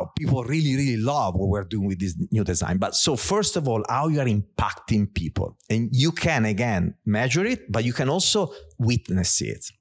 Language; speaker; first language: English; non-native, fluent; Italian